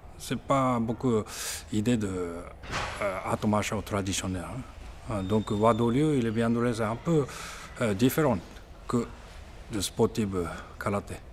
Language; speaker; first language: French; non-native, learner; Japanese